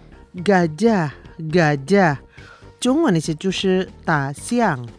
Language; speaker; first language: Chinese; early bilingual, heritage; Chinese